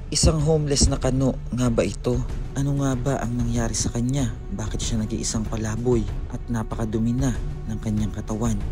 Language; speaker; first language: Filipino; native; Filipino